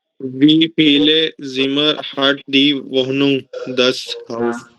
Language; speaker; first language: German; non-native, learner; Urdu